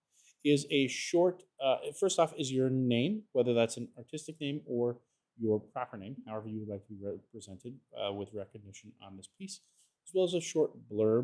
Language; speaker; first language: English; native; English